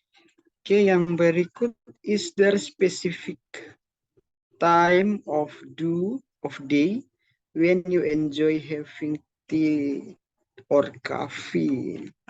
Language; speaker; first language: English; non-native, learner; Indonesian